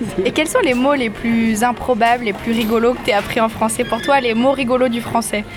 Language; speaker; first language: French; native; French